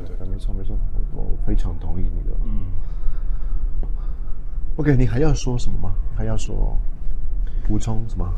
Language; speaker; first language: Chinese; non-native, fluent; Spanish